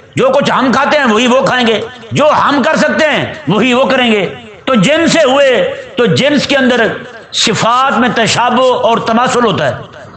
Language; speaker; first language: Urdu; non-native, local second language; Punjabi